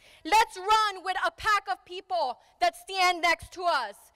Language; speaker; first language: English; early bilingual, other home language; Spanish